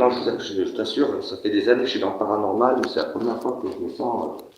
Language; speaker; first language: French; native; French